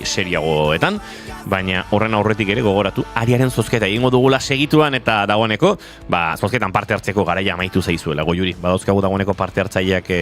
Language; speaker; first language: Basque; native; Basque